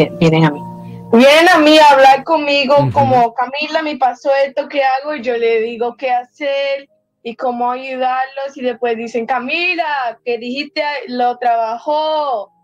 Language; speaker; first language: Spanish; early bilingual, heritage; Spanish